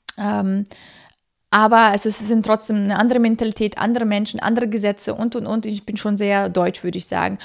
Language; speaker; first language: German; early bilingual, other home language; Russian